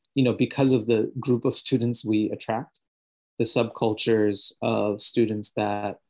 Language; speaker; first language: English; native; English